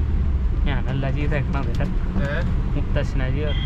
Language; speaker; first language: Malayalam; native; Malayalam